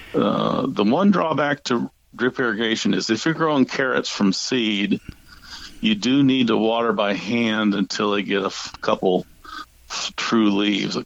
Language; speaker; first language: English; native; English